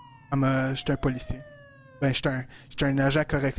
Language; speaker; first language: French; native; French